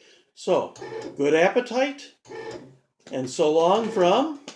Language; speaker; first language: English; native; English